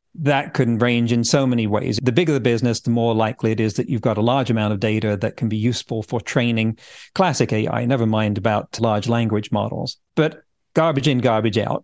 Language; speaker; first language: English; native; English